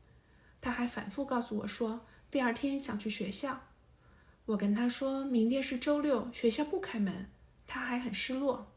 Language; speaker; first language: Chinese; native; Chinese